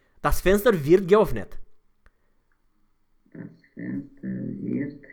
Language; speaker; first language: German; non-native, fluent; Romanian